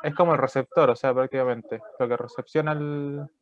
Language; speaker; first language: Spanish; native; Spanish